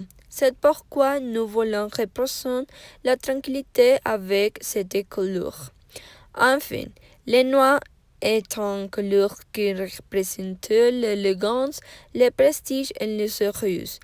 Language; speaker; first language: French; non-native, learner; Spanish